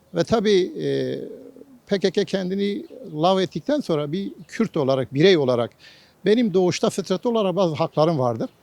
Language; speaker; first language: Turkish; non-native, local second language; Kurdish